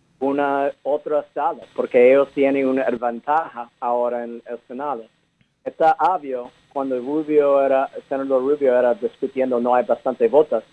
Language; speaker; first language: Spanish; early bilingual, heritage; English